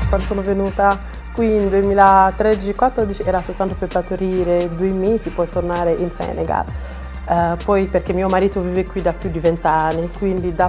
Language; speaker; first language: Italian; non-native, fluent; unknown